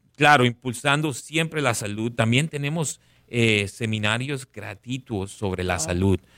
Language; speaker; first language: Spanish; native; Spanish